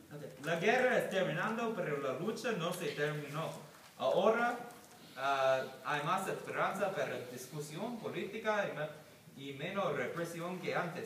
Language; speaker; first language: Spanish; non-native, learner; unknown